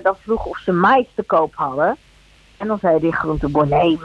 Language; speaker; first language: Dutch; early bilingual, other home language; Spanish